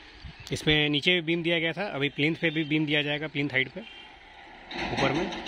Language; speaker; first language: Hindi; native; Hindi